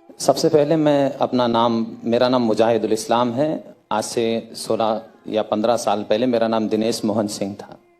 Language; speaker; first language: Hindi; native; Hindi